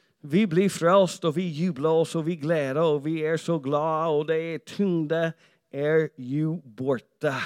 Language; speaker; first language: Norwegian; non-native, fluent; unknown